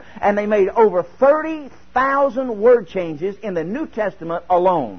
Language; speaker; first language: English; native; English